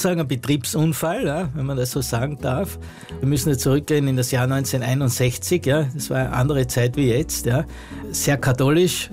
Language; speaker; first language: German; native; German